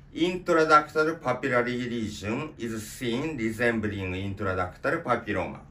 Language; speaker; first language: English; non-native, learner; Japanese